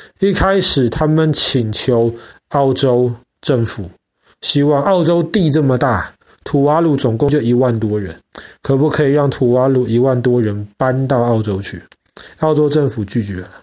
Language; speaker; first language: Chinese; native; Chinese